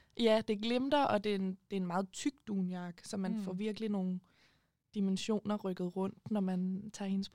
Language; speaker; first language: Danish; native; Danish